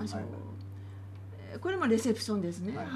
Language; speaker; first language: Japanese; native; Japanese